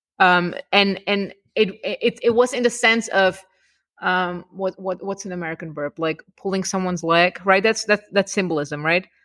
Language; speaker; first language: English; non-native, fluent; Czech